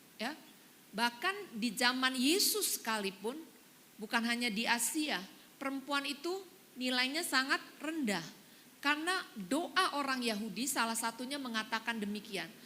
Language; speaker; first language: Indonesian; native; Indonesian